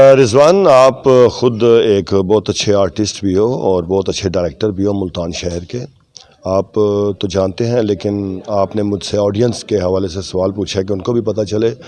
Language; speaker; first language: Urdu; non-native, local second language; Punjabi